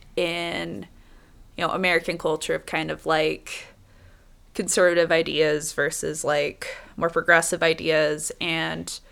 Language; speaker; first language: English; native; English